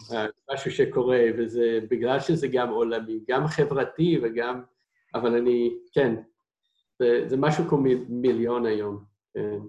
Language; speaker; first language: Hebrew; non-native, fluent; English